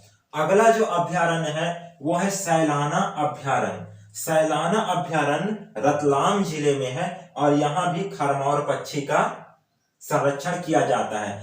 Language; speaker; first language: Hindi; native; Hindi